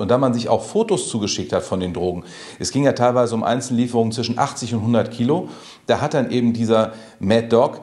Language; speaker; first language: German; native; German